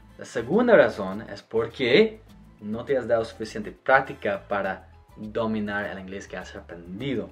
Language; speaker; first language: Spanish; non-native, fluent; English